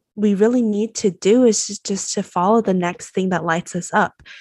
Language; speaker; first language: English; non-native, fluent; Chinese